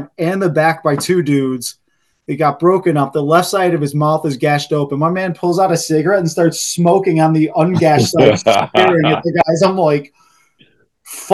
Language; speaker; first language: English; native; English